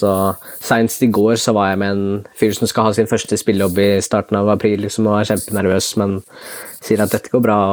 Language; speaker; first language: Norwegian; early bilingual, other home language; Spanish